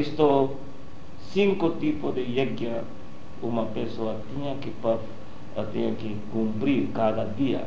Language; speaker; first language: Portuguese; non-native, learner; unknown